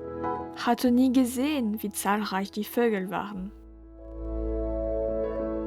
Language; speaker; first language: German; non-native, learner; French